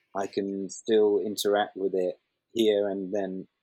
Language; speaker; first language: English; native; English